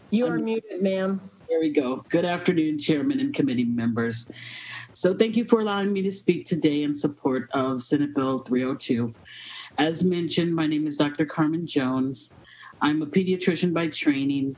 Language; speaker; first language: English; native; English